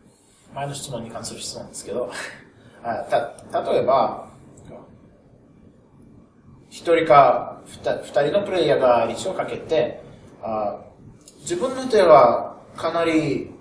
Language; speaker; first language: Japanese; non-native, learner; Russian